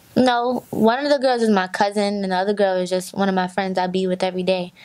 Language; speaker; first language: English; native; English